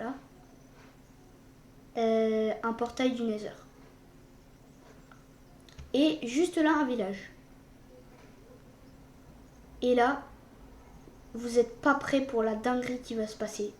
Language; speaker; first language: French; native; French